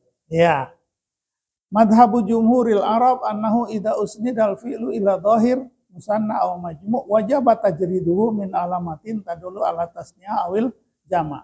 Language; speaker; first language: Arabic; non-native, fluent; Indonesian